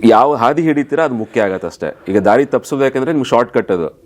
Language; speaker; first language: Kannada; native; Kannada